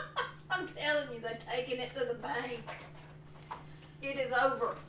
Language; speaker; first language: English; native; English